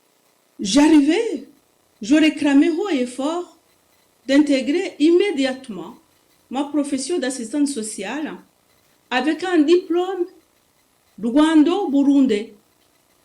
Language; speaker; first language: French; non-native, local second language; Kinyarwanda